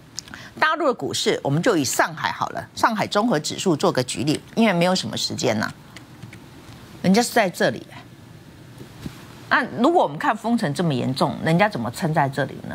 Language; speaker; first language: Chinese; native; Chinese